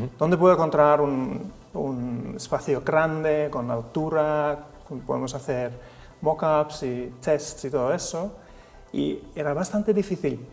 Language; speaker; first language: Spanish; non-native, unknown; Finnish